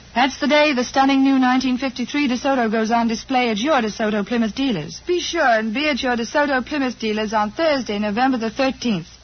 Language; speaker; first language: English; native; English